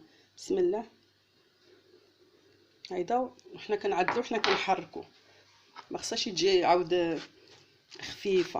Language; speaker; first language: Arabic; native; Arabic